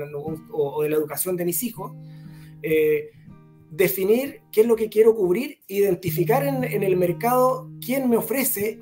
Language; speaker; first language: Spanish; native; Spanish